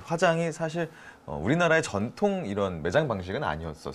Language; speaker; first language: Korean; native; Korean